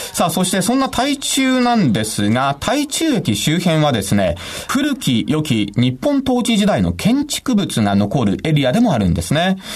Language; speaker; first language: Japanese; native; Japanese